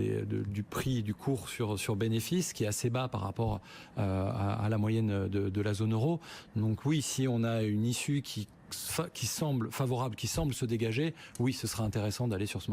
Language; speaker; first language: French; native; French